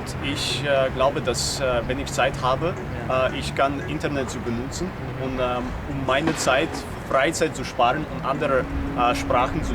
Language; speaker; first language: German; non-native, learner; Ukrainian